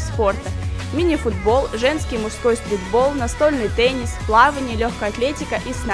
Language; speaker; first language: Russian; native; Russian